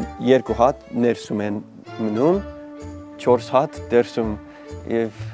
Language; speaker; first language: Armenian; non-native, learner; English